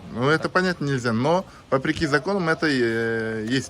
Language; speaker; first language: Russian; non-native, local second language; Kazakh